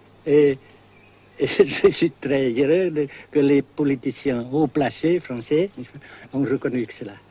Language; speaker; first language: French; non-native, local second language; Vietnamese